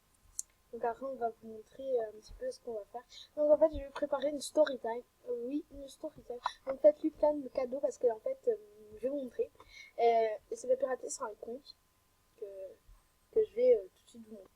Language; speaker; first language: French; native; French